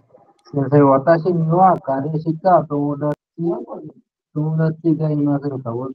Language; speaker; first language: Japanese; non-native, learner; Bangla